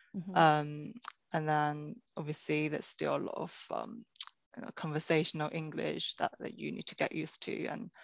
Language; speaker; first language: English; non-native, fluent; Chinese